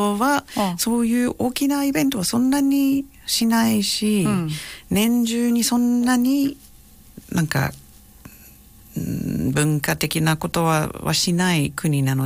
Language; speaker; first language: Japanese; non-native, fluent; English